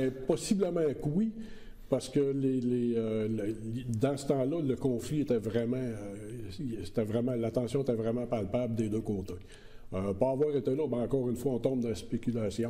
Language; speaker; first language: French; native; French